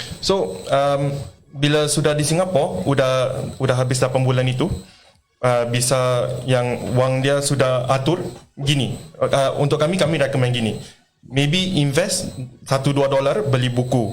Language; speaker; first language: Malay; non-native, local second language; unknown